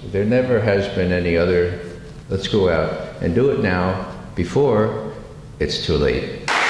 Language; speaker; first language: English; native; English